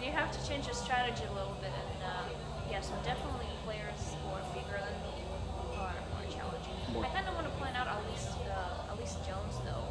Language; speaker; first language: English; non-native, fluent; Russian